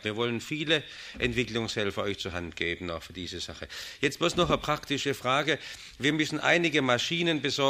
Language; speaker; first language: German; native; German